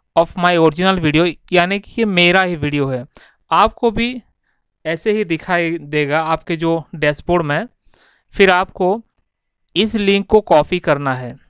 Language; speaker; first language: Hindi; non-native, local second language; Bangla